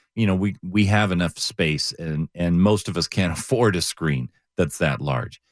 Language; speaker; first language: English; native; English